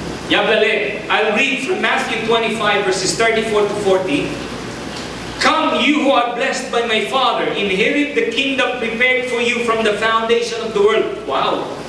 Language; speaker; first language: English; non-native, local second language; Chavacano